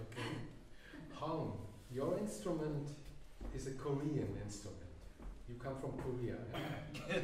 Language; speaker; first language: English; non-native, fluent; German